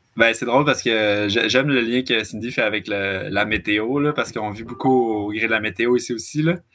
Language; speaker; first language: French; native; French